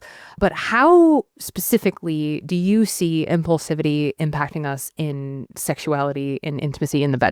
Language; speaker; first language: English; native; English